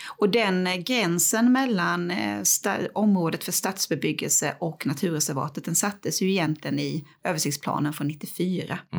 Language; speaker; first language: Swedish; native; Swedish